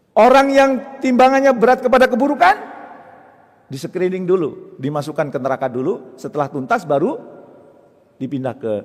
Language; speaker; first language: Indonesian; native; Indonesian